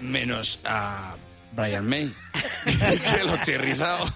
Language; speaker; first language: Spanish; native; Spanish